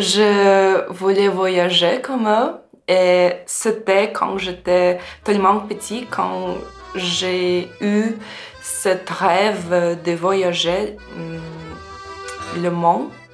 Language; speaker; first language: French; non-native, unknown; Russian